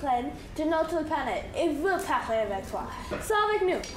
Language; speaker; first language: French; non-native, learner; English